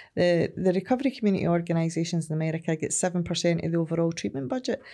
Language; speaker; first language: English; native; English